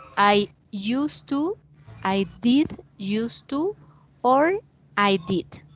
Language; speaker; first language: English; non-native, learner; Spanish